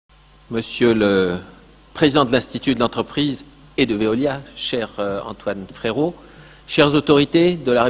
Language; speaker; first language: French; native; French